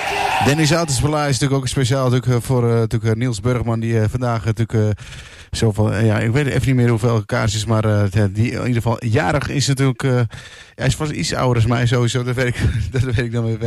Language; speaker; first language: Dutch; native; Dutch